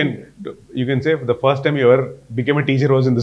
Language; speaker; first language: Telugu; native; Telugu